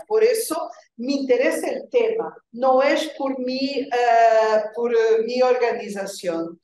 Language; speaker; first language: Spanish; non-native, fluent; Portuguese